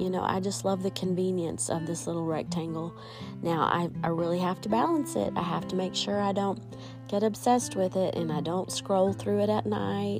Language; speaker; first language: English; native; English